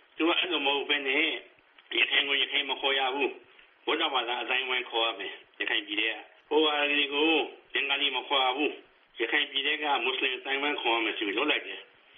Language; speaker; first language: Burmese; native; Burmese